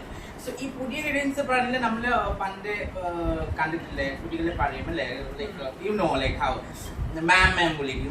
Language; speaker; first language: Malayalam; non-native, learner; Assamese